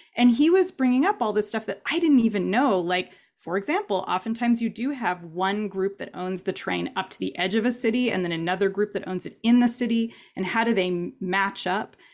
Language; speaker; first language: English; native; English